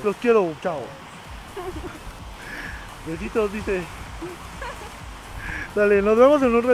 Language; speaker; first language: Spanish; native; Spanish